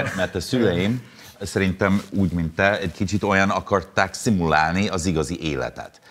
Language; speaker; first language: Hungarian; non-native, fluent; English